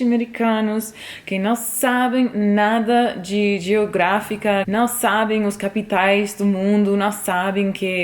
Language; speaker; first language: Portuguese; non-native, fluent; English